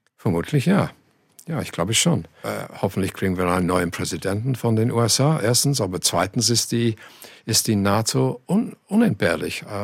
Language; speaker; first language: German; non-native, fluent; English